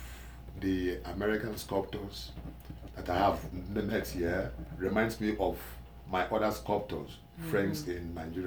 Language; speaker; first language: English; non-native, local second language; Igbo